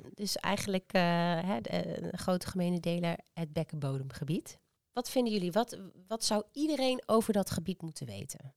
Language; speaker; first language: Dutch; native; Dutch